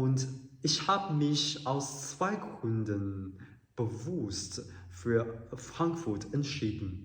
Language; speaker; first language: German; non-native, learner; Chinese